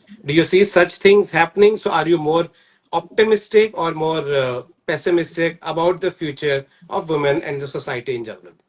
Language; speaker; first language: English; non-native, local second language; Hindi